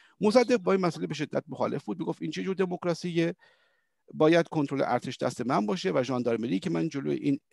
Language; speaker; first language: Persian; early bilingual, heritage; Persian